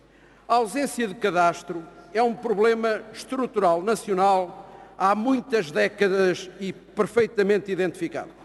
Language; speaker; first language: Portuguese; native; Portuguese